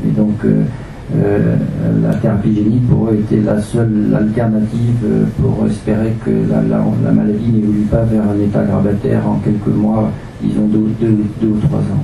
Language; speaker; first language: French; native; French